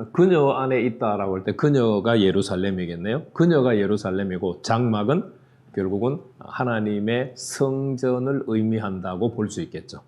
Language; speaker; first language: Korean; native; Korean